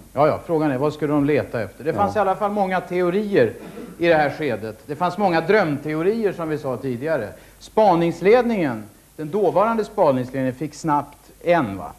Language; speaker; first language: Swedish; native; Swedish